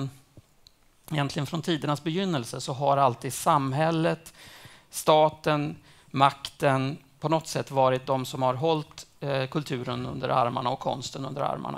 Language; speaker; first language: Swedish; native; Swedish